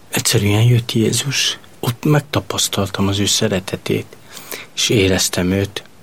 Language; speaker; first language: Hungarian; non-native, local second language; Romany